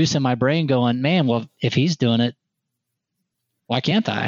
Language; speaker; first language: English; native; English